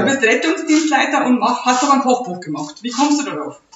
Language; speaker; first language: German; native; German